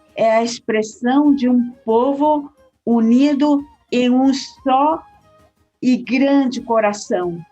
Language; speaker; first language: Portuguese; early bilingual, heritage; Portuguese